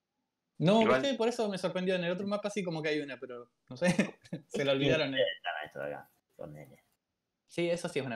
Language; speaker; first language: Spanish; native; Spanish